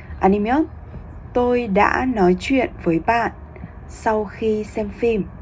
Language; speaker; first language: Vietnamese; non-native, fluent; Korean